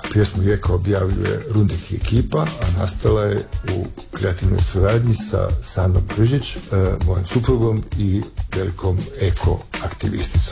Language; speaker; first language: Serbian; native; Serbian